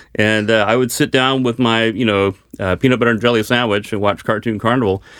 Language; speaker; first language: English; native; English